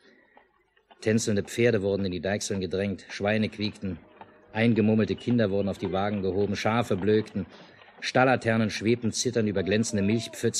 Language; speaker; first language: German; native; German